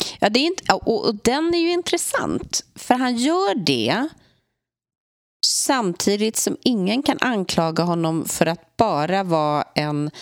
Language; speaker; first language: Swedish; native; Swedish